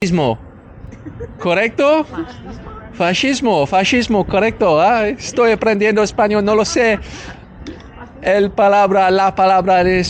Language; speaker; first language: Spanish; non-native, learner; English